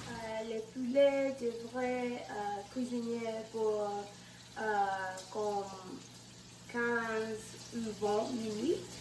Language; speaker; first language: French; non-native, learner; English